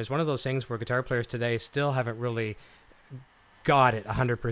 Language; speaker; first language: English; native; English